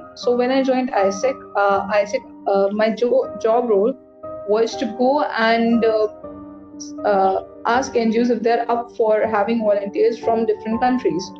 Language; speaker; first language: English; non-native, local second language; Hindi